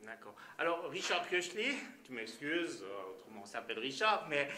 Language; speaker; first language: French; native; French